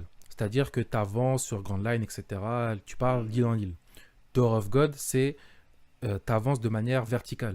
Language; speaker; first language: French; native; French